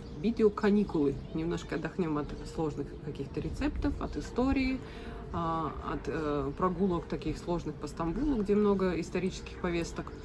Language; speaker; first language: Russian; native; Russian